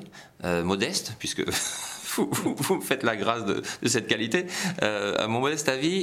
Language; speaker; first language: French; native; French